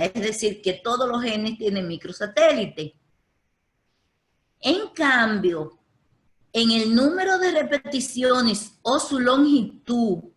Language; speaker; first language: Spanish; native; Spanish